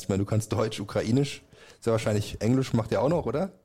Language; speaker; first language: German; native; German